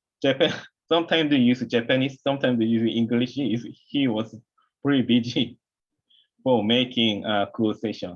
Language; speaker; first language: English; non-native, learner; Korean